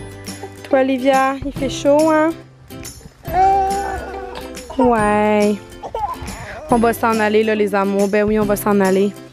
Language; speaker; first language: French; native; French